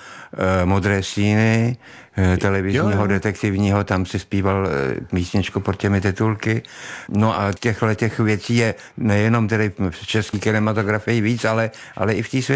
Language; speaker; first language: Czech; native; Czech